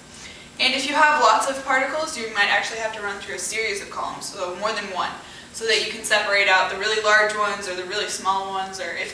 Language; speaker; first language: English; native; English